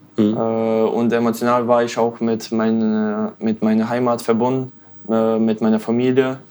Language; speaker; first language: German; non-native, fluent; Bosnian